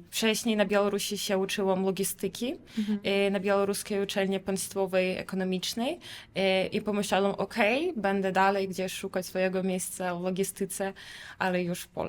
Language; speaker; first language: Polish; non-native, fluent; Russian